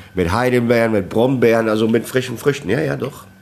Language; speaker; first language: German; non-native, fluent; Italian